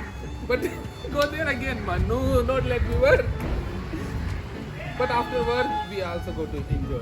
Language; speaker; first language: English; non-native, learner; Hindi